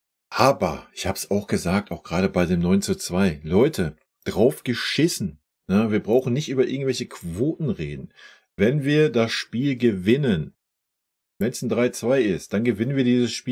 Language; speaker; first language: German; native; German